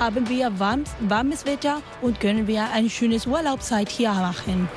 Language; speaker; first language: German; non-native, learner; Spanish